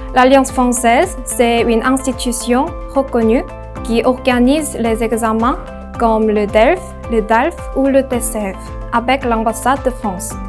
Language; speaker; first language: French; non-native, learner; Korean